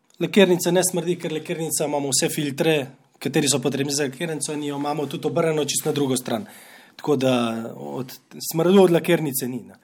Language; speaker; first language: Slovenian; native; Slovenian